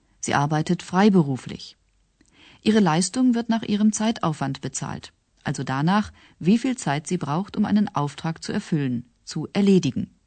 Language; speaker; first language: German; native; German